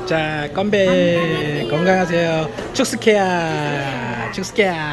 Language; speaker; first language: Korean; native; Korean